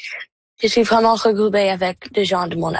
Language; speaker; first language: French; non-native, local second language; English